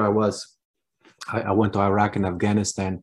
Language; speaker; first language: English; non-native, fluent; Polish